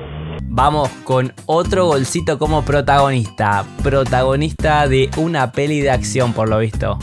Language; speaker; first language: Spanish; native; Spanish